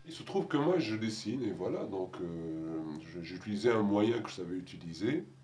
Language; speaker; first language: French; non-native, local second language; Arabic